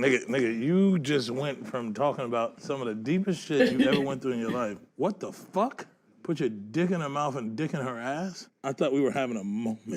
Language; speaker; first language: English; native; English